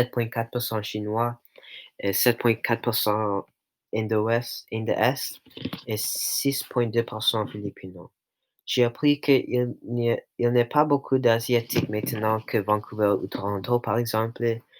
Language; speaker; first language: French; non-native, local second language; English